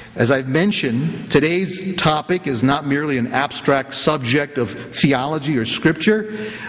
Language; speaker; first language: English; native; English